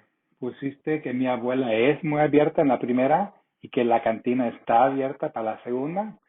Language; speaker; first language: Spanish; non-native, fluent; English